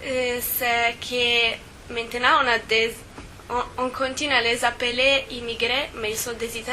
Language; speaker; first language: French; non-native, fluent; Italian